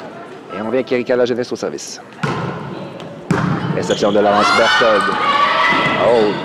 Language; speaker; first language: French; native; French